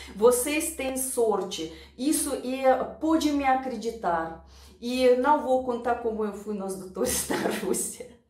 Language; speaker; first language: Portuguese; non-native, fluent; Russian